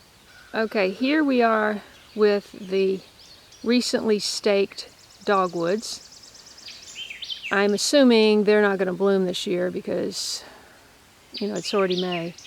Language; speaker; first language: English; native; English